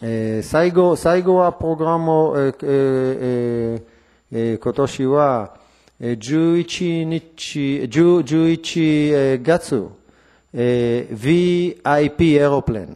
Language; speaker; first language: Japanese; non-native, learner; Hebrew